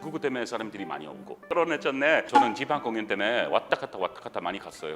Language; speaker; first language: Korean; non-native, learner; English